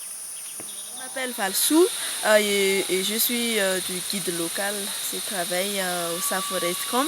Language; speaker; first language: French; non-native, local second language; Malagasy